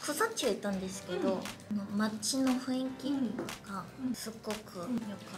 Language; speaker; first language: Japanese; non-native, fluent; Korean